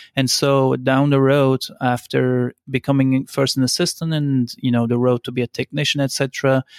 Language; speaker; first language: English; non-native, fluent; Turkish